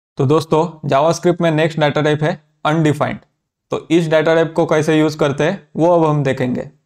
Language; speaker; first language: Hindi; native; Hindi